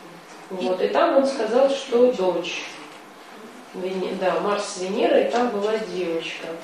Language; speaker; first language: Russian; native; Russian